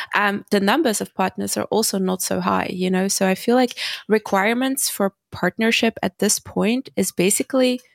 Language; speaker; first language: English; non-native, fluent; Dutch